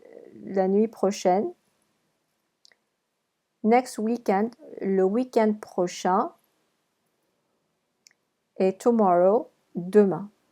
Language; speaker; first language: French; non-native, fluent; English